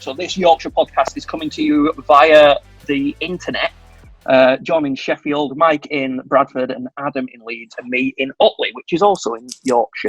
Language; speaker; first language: English; native; English